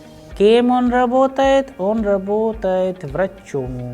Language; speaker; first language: Russian; non-native, fluent; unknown